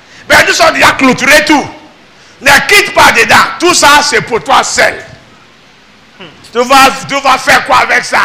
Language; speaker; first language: French; non-native, learner; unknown